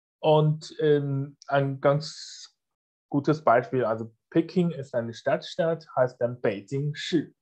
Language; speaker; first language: German; non-native, fluent; Chinese